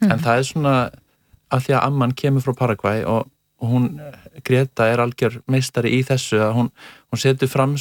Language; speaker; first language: Icelandic; native; Icelandic